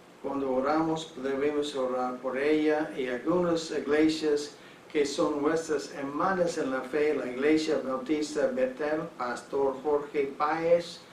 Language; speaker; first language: Spanish; non-native, fluent; English